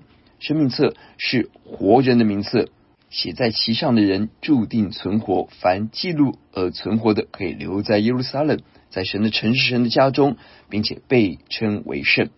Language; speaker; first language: Chinese; native; Chinese